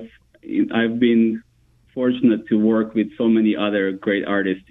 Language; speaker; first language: English; non-native, fluent; Armenian